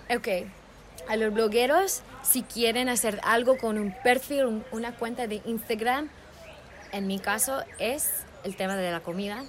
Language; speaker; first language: Spanish; early bilingual, heritage; English